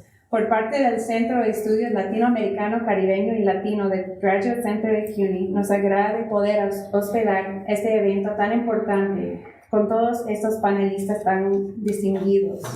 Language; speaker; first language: Spanish; non-native, fluent; English